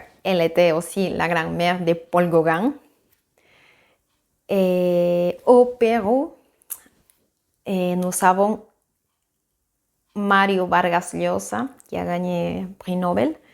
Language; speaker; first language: French; non-native, fluent; Spanish